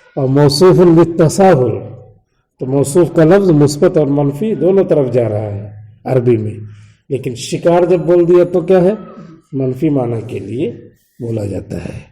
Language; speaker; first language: Urdu; native; Urdu